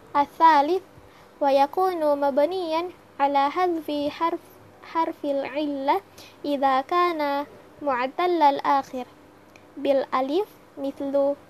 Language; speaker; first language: Arabic; non-native, learner; Indonesian